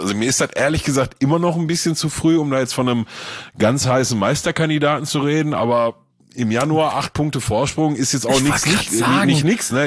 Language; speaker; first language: German; native; German